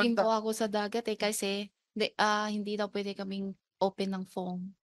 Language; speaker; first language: Filipino; non-native, learner; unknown